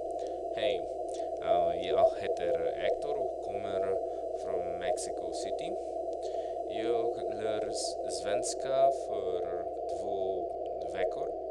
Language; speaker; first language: Swedish; non-native, learner; Spanish